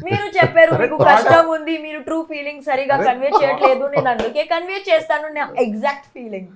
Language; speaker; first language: Telugu; non-native, learner; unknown